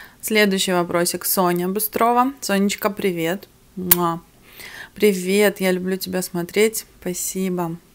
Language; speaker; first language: Russian; early bilingual, other home language; Armenian